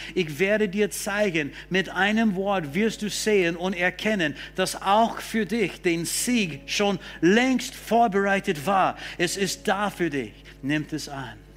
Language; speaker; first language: German; non-native, fluent; English